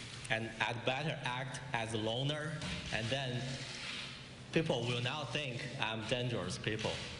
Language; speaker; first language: English; non-native, fluent; Chinese